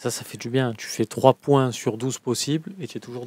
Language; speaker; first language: French; native; French